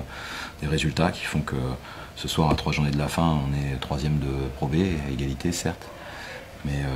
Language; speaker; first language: French; native; French